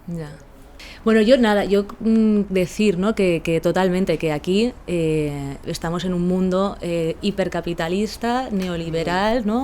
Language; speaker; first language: Spanish; native; Spanish